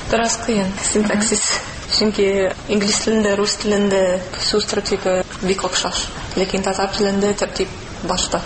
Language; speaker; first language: Tatar; non-native, fluent; English